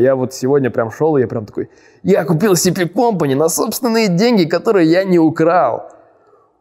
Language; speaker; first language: Russian; native; Russian